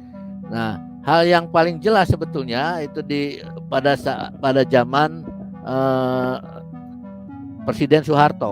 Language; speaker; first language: Indonesian; native; Indonesian